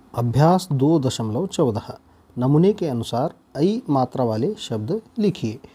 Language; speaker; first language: Hindi; non-native, local second language; Kannada